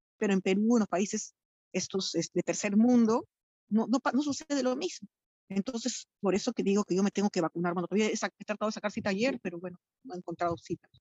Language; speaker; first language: Spanish; native; Spanish